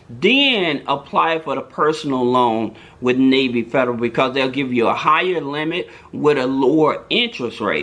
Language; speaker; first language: English; native; English